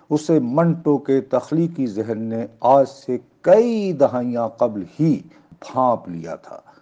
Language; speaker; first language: Urdu; non-native, local second language; Punjabi